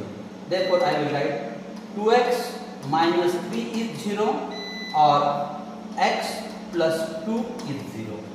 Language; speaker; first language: English; non-native, local second language; Marathi